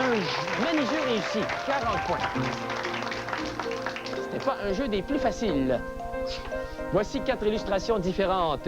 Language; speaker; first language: French; native; French